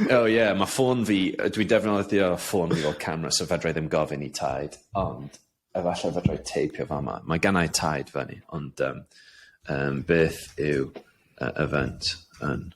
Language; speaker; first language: Welsh; non-native, local second language; English